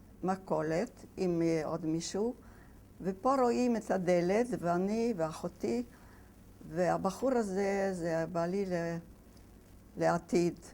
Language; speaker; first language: Hebrew; non-native, fluent; Yiddish